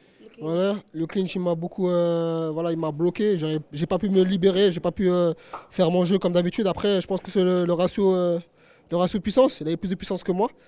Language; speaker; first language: French; native; French